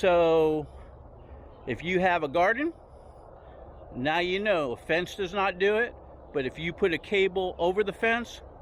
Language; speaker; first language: English; native; English